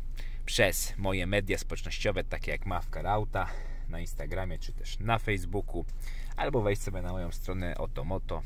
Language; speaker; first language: Polish; native; Polish